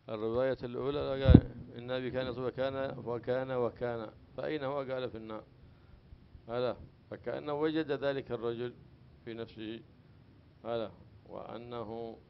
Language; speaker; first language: Arabic; native; Arabic